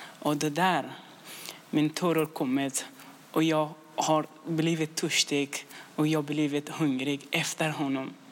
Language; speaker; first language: Swedish; non-native, learner; Persian